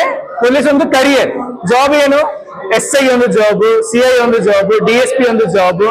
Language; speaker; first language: Kannada; non-native, learner; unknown